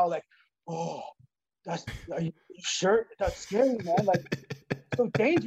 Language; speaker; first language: English; native; English